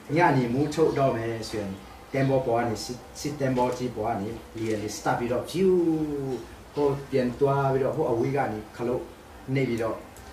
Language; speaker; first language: Burmese; non-native, local second language; Tedim Chin